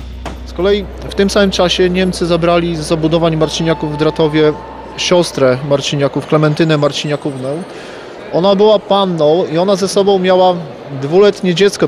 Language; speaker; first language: Polish; native; Polish